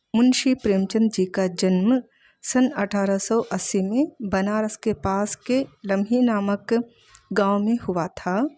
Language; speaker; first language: Hindi; non-native, local second language; Telugu